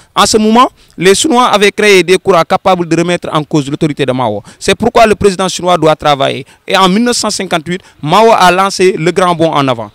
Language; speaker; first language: French; non-native, local second language; Wolof